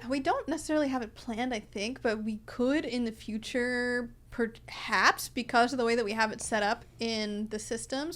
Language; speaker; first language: English; native; English